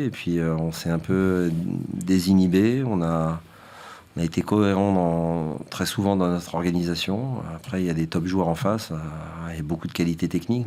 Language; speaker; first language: French; native; French